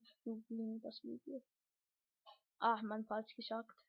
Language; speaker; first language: German; early bilingual, other home language; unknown